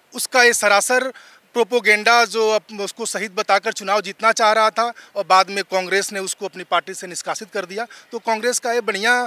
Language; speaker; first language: Hindi; native; Hindi